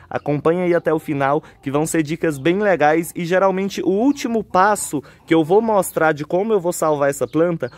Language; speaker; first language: Portuguese; native; Portuguese